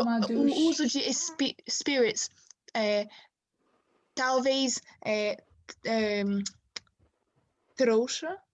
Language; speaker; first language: Portuguese; non-native, fluent; English